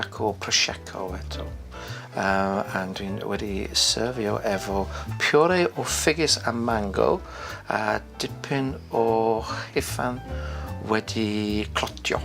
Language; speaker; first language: Welsh; non-native, learner; English